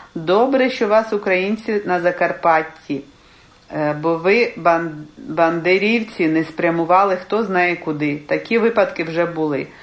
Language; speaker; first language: Ukrainian; early bilingual, heritage; Ukrainian